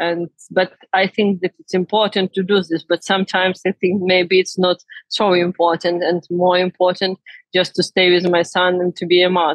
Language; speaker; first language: English; non-native, learner; Ukrainian